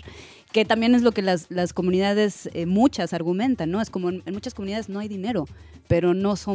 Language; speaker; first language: Spanish; native; Spanish